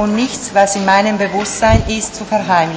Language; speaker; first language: German; non-native, fluent; Italian